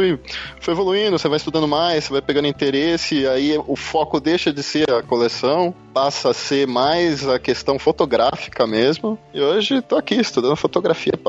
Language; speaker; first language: Portuguese; native; Portuguese